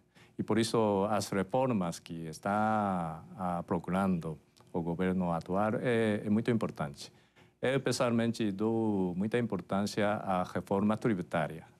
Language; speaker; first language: Portuguese; non-native, fluent; Japanese